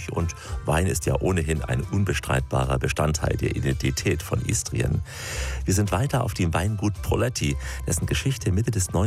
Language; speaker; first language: German; native; German